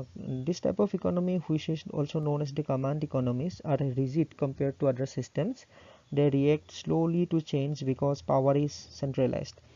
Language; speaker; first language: English; non-native, local second language; Assamese